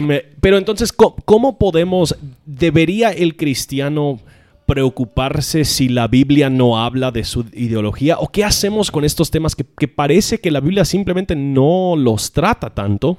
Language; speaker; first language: Spanish; non-native, fluent; English